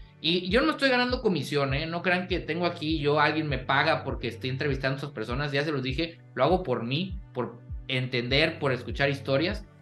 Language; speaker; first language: Spanish; native; Spanish